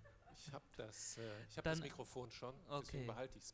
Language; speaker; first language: German; non-native, local second language; Luxembourgish